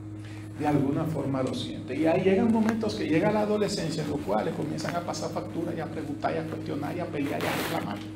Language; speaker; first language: Spanish; native; Spanish